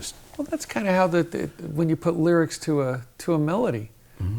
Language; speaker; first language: English; native; English